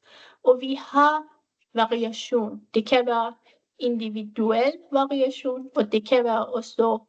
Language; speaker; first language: Danish; non-native, fluent; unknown